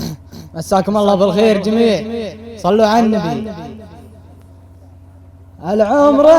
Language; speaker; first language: Arabic; native; Arabic